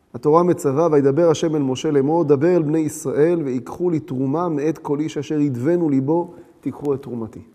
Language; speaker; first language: Hebrew; early bilingual, other home language; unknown